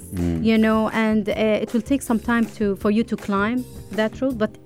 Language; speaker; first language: English; early bilingual, other home language; Romanian